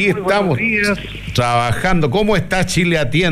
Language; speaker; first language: Spanish; native; Spanish